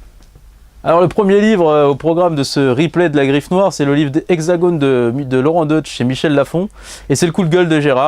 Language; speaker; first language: French; native; French